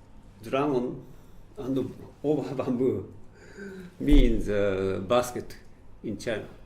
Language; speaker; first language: English; non-native, fluent; Japanese